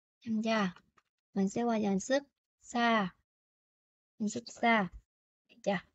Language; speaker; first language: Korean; non-native, fluent; Vietnamese